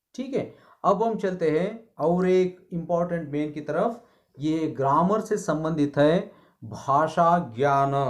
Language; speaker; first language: Hindi; non-native, local second language; Kannada